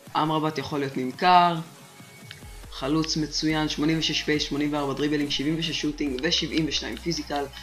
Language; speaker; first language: Hebrew; native; Hebrew